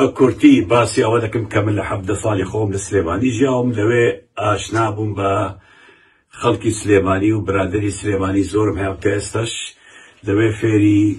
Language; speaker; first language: Central Kurdish; non-native, local second language; Kurdish